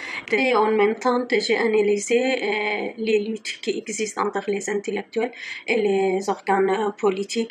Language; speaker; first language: French; non-native, learner; Kurdish